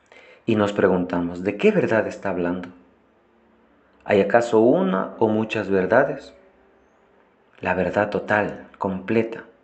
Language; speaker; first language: Spanish; non-native, fluent; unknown